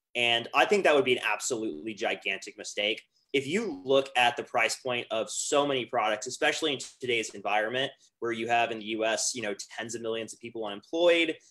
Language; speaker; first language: English; native; English